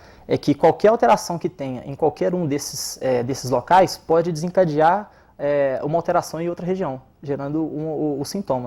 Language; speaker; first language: Portuguese; native; Portuguese